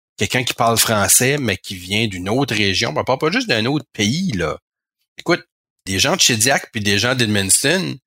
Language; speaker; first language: French; native; French